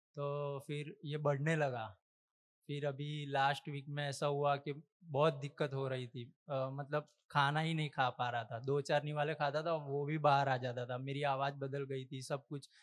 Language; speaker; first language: Hindi; non-native, local second language; Gujarati